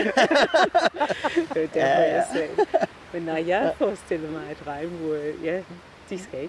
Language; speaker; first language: Danish; non-native, fluent; English